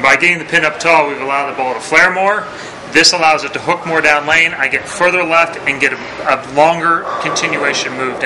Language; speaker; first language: English; native; English